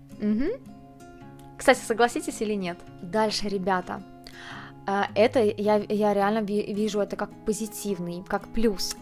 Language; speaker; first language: Russian; early bilingual, heritage; Russian